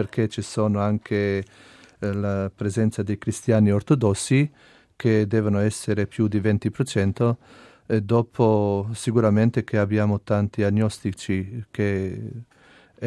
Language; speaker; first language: Italian; non-native, fluent; Albanian